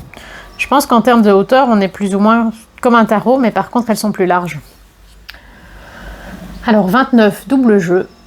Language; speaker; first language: French; native; French